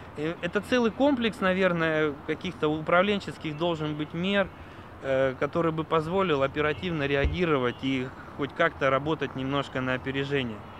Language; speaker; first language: Russian; native; Russian